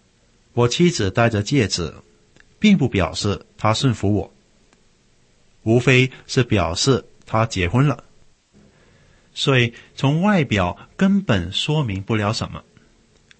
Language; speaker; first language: Chinese; native; Chinese